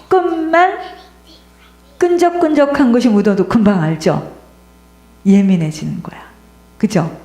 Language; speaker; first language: Korean; native; Korean